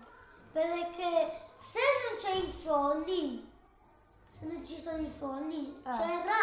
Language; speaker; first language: Italian; early bilingual, other home language; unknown